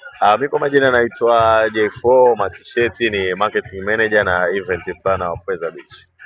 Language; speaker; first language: Swahili; native; Swahili